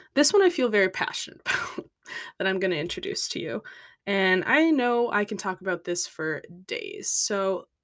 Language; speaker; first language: English; native; English